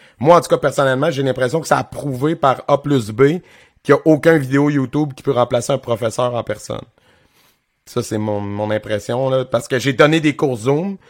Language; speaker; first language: French; native; French